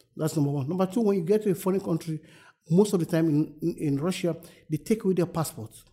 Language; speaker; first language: English; non-native, local second language; Yoruba